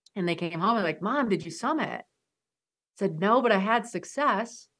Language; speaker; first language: English; native; English